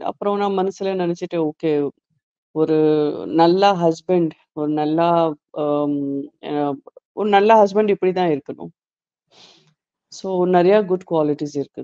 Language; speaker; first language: Tamil; non-native, fluent; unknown